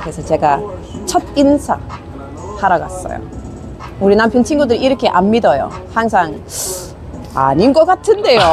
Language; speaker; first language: Korean; non-native, fluent; English